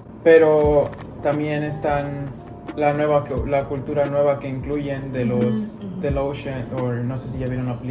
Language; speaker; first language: Spanish; early bilingual, other home language; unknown